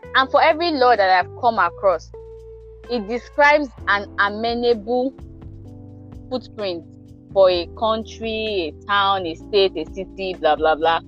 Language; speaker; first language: English; non-native, local second language; Yoruba